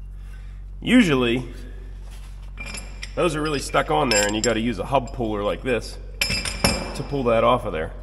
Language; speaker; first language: English; native; English